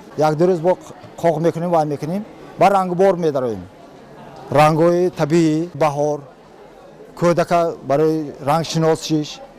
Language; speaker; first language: Tajik; native; Tajik